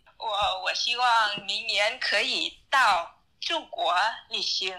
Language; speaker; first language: Chinese; non-native, learner; Vietnamese